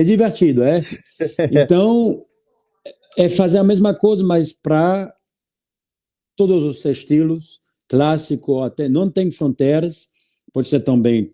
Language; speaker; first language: Portuguese; non-native, learner; French